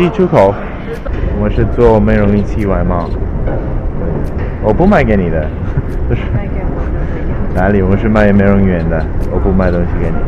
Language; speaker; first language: Chinese; non-native, learner; Italian